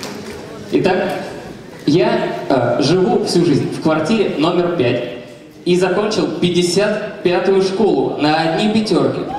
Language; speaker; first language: Russian; native; Russian